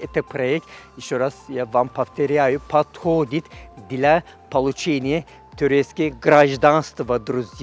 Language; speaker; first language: Russian; non-native, fluent; Turkish